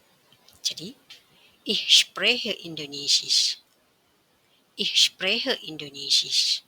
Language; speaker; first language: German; non-native, fluent; Indonesian